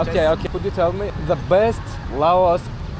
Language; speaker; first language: English; non-native, learner; Turkmen